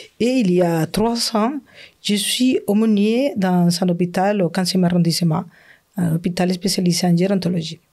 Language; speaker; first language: French; non-native, fluent; Spanish